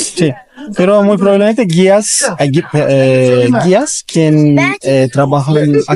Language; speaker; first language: Spanish; non-native, learner; Turkish